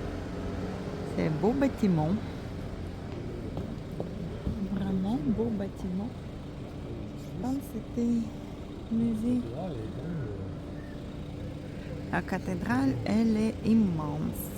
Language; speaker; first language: French; non-native, fluent; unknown